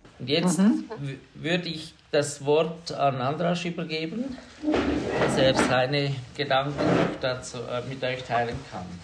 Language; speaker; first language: German; native; German